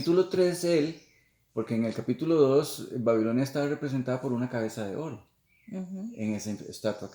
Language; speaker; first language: Spanish; native; Spanish